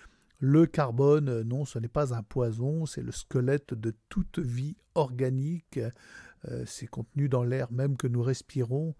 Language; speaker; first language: French; native; French